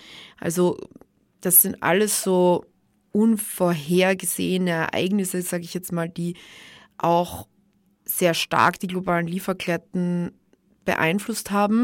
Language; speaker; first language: German; native; German